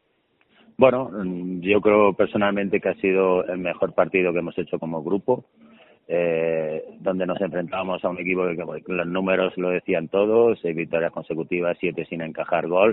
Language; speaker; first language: Spanish; native; Spanish